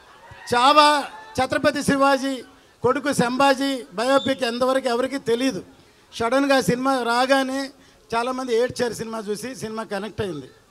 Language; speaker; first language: Telugu; native; Telugu